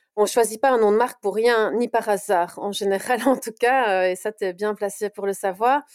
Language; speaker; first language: French; native; French